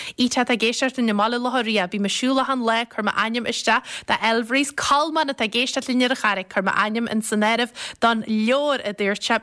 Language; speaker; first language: Irish; native; Irish